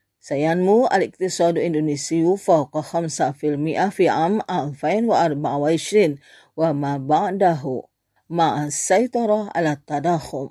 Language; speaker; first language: Arabic; non-native, learner; Indonesian